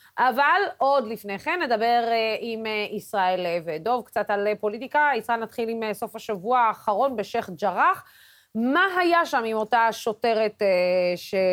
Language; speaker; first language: Hebrew; non-native, local second language; Arabic